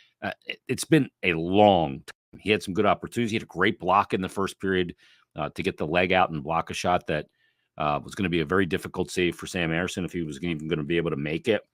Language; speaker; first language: English; native; English